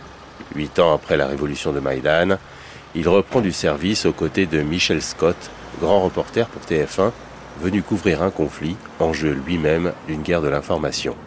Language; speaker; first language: French; native; French